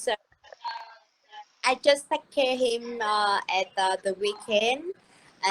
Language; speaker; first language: English; non-native, learner; Vietnamese